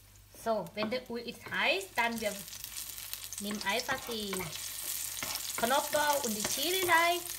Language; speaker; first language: German; non-native, learner; Thai